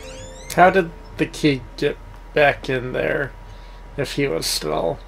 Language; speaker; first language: English; native; English